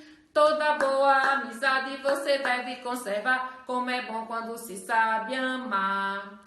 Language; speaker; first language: Portuguese; native; Portuguese